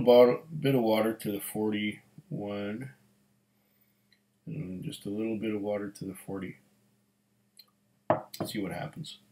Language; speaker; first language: English; native; English